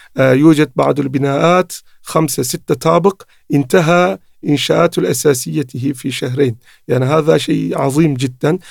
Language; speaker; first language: Arabic; non-native, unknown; Turkish